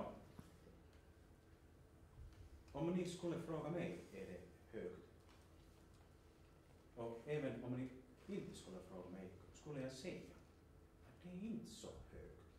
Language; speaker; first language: Swedish; non-native, local second language; Finnish